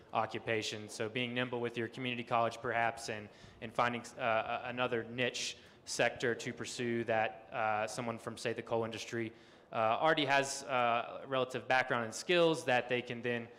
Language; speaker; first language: English; native; English